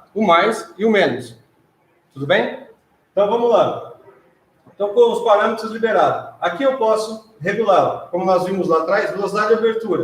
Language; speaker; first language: Portuguese; native; Portuguese